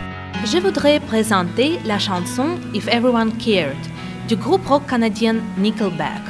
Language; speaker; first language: French; non-native, fluent; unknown